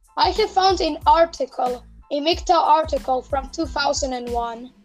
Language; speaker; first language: English; non-native, fluent; Serbian